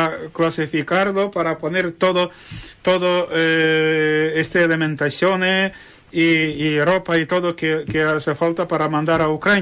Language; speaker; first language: Spanish; non-native, learner; Ukrainian